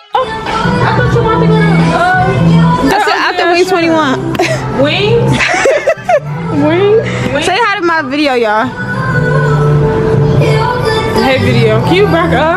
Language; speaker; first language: English; native; English